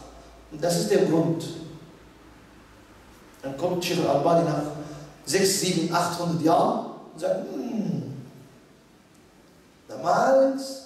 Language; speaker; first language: German; non-native, fluent; Arabic